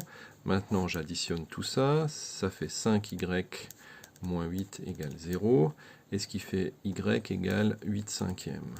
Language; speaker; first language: French; native; French